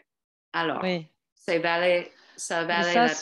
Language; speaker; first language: French; non-native, fluent; English